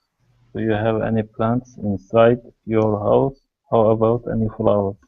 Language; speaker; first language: English; non-native, learner; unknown